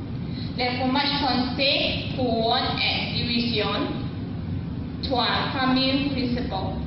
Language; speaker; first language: French; non-native, learner; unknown